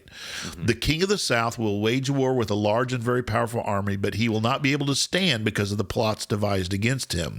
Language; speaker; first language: English; native; English